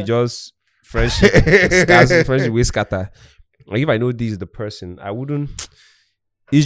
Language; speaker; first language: English; non-native, local second language; Igbo